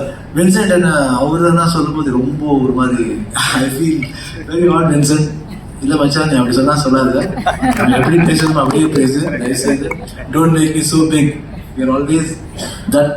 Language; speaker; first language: Tamil; non-native, local second language; Kannada